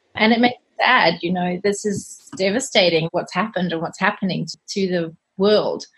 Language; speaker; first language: English; native; English